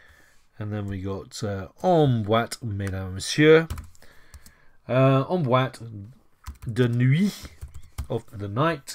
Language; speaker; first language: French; non-native, fluent; English